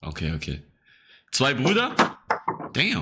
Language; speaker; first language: German; native; German